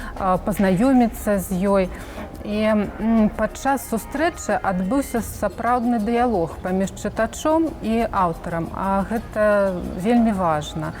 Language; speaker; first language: Belarusian; native; Belarusian